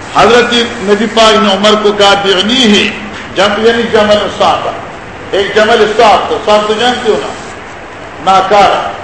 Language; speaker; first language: Urdu; non-native, local second language; Pashto